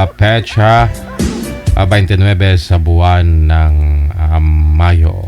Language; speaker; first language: Filipino; native; Filipino